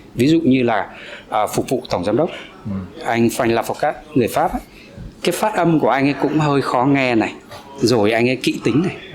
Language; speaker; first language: Vietnamese; native; Vietnamese